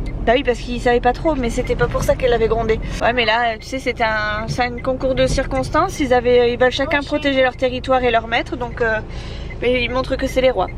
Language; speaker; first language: French; native; French